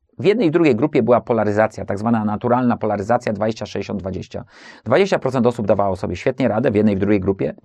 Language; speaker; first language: Polish; native; Polish